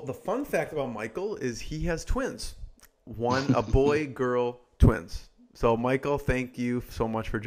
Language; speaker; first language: English; native; English